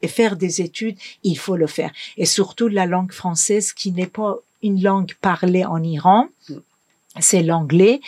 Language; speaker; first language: French; non-native, fluent; Persian